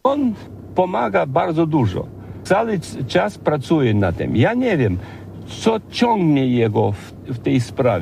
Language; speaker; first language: Polish; non-native, learner; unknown